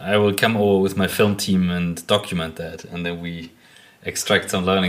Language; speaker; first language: English; non-native, fluent; German